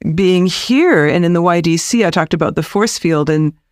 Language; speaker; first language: English; native; English